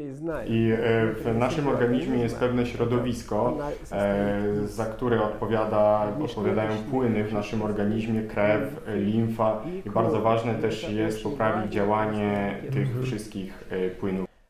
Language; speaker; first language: Polish; non-native, fluent; Russian